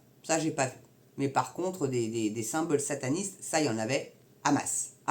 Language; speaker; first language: French; native; French